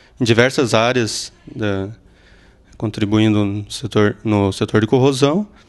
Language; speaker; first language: Portuguese; native; Portuguese